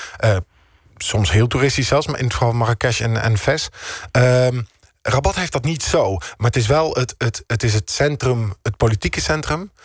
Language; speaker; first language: Dutch; native; Dutch